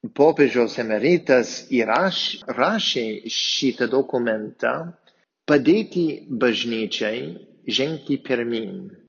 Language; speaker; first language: Lithuanian; non-native, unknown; English